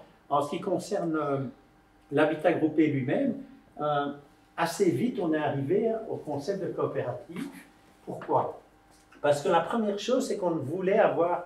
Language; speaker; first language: French; native; French